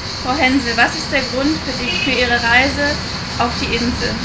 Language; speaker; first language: German; non-native, fluent; Greek